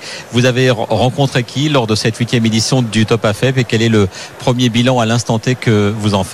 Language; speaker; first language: French; native; French